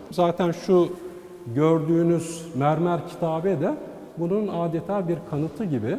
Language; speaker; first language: Turkish; native; Turkish